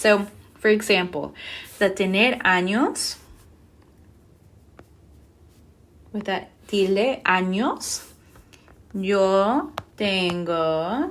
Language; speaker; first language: Spanish; non-native, fluent; English